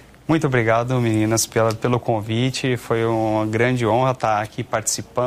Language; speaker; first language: Portuguese; native; Portuguese